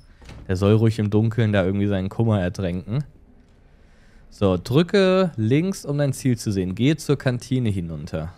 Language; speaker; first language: German; native; German